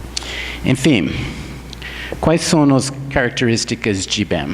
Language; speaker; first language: Portuguese; non-native, fluent; English